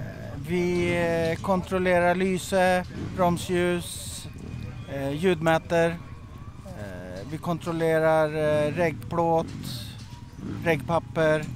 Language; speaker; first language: Swedish; native; Swedish